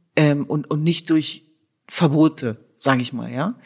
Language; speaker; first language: German; native; German